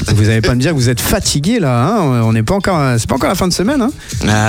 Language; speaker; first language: French; native; French